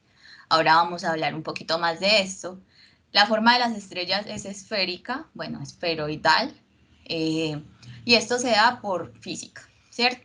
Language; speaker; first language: Spanish; native; Spanish